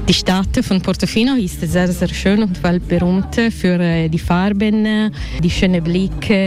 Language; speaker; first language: German; non-native, learner; Italian